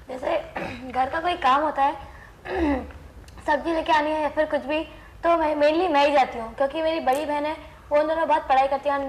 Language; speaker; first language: Hindi; native; Hindi